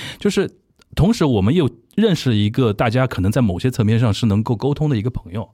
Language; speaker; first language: Chinese; native; Chinese